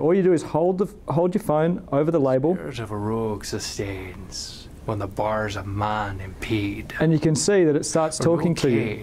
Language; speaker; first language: English; native; English